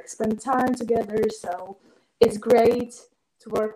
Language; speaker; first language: English; non-native, fluent; Russian